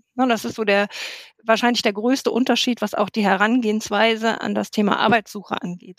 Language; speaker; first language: German; native; German